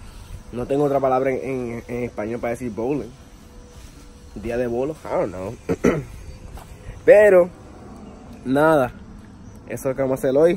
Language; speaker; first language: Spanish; early bilingual, heritage; English